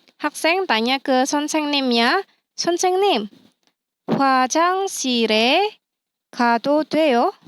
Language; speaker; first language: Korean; non-native, fluent; Indonesian